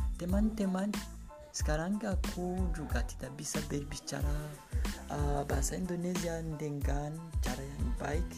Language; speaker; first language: Indonesian; non-native, learner; Kinyarwanda